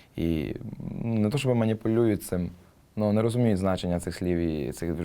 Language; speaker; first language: Ukrainian; native; Ukrainian